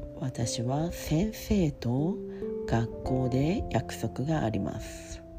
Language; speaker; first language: Japanese; non-native, learner; French